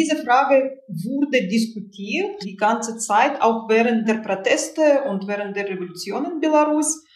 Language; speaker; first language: German; non-native, fluent; Russian